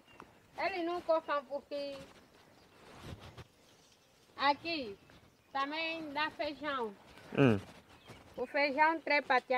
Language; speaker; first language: Portuguese; non-native, local second language; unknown